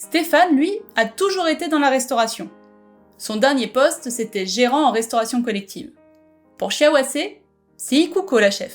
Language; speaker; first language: French; native; French